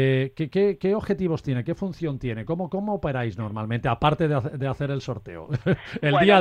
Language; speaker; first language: Spanish; native; Spanish